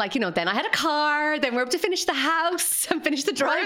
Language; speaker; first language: English; native; English